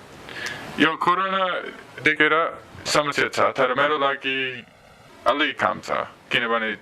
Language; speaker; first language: Nepali; non-native, learner; English